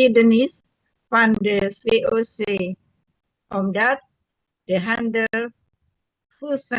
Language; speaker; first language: Dutch; non-native, learner; Indonesian